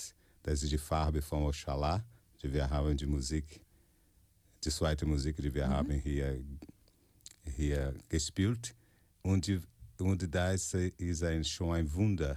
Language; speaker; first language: German; non-native, fluent; Portuguese